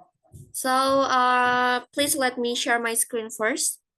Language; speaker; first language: English; non-native, fluent; Indonesian